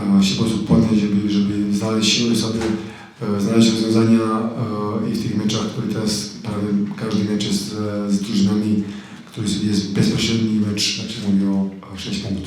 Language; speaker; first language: Polish; non-native, fluent; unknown